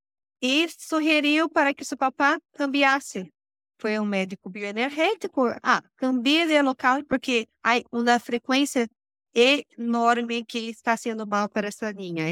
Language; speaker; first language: Spanish; non-native, learner; Portuguese